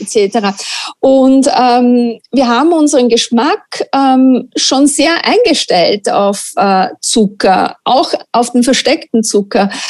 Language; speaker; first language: German; non-native, fluent; Italian